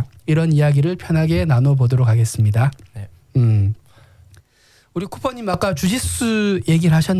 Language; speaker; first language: Korean; native; Korean